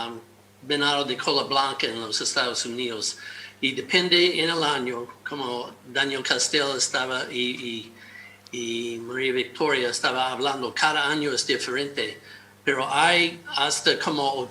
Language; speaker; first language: Spanish; non-native, fluent; English